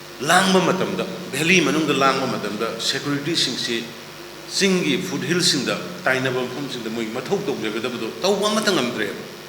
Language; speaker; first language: Manipuri; native; Manipuri